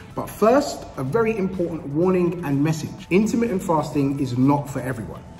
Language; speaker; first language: English; native; English